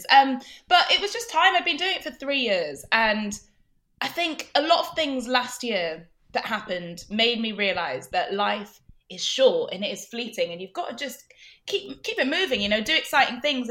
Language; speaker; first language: English; native; English